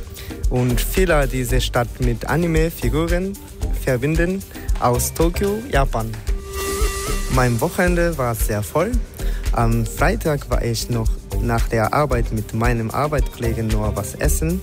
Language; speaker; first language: German; non-native, learner; Japanese